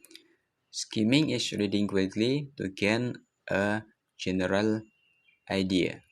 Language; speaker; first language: English; non-native, learner; Indonesian